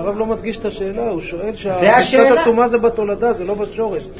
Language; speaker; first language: Hebrew; native; Hebrew